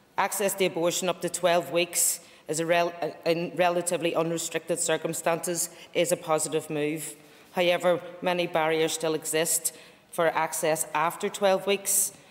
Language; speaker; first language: English; native; English